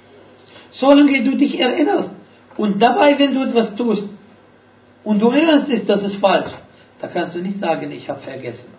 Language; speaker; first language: German; non-native, fluent; Arabic